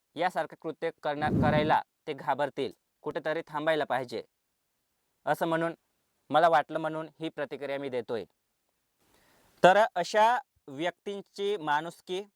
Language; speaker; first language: Marathi; non-native, local second language; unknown